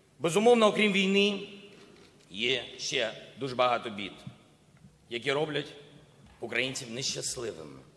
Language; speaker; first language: Ukrainian; non-native, local second language; Russian